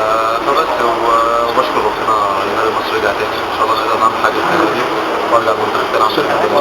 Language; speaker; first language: Arabic; native; Arabic